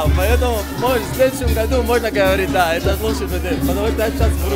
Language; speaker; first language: Russian; non-native, fluent; Arabic